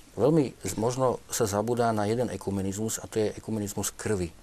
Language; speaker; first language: Slovak; native; Slovak